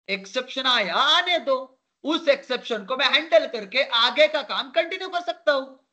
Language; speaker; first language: Hindi; non-native, local second language; Marathi